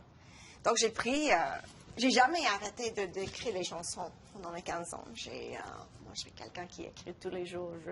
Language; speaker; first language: French; non-native, local second language; English